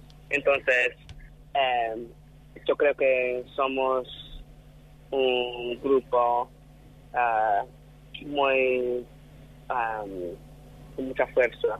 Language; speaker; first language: Spanish; non-native, fluent; English